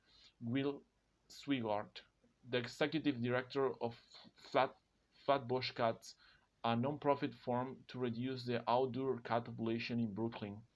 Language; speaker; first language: English; non-native, fluent; Spanish